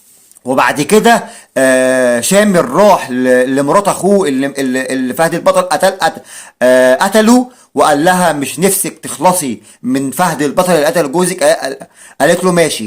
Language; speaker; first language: Arabic; native; Arabic